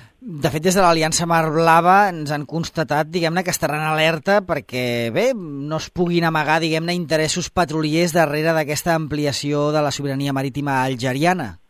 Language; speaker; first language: Catalan; native; Catalan